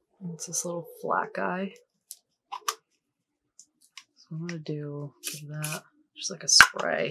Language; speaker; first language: English; native; English